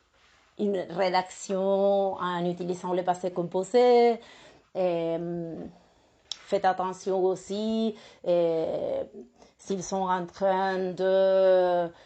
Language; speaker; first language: French; non-native, fluent; Spanish